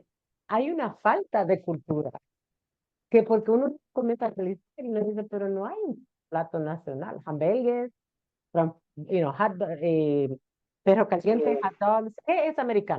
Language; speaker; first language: Spanish; early bilingual, heritage; Spanish